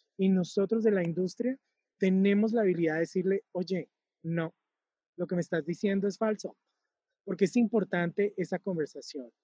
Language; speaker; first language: Spanish; native; Spanish